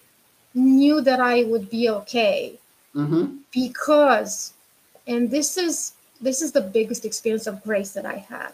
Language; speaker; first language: English; non-native, fluent; Romanian